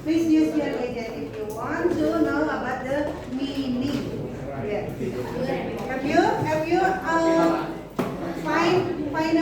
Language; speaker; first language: English; non-native, fluent; Indonesian